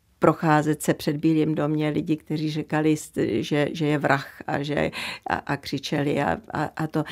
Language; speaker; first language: Czech; early bilingual, heritage; Czech